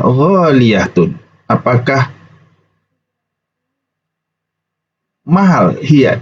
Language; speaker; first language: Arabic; non-native, fluent; Indonesian